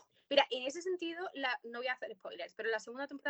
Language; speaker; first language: Spanish; native; Spanish